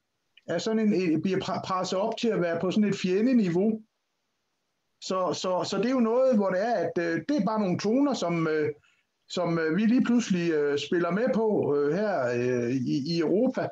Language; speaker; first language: Danish; native; Danish